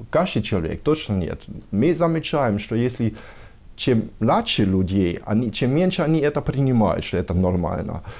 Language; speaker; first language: Russian; non-native, fluent; German